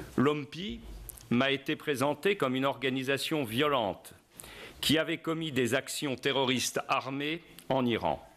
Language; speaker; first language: French; native; French